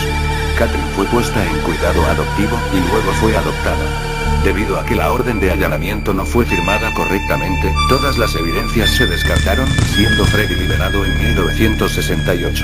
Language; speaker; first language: Spanish; native; Spanish